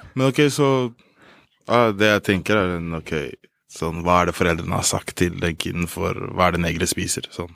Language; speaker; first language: Norwegian; early bilingual, other home language; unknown